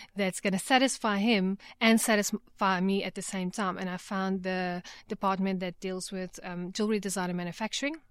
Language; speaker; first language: English; native; English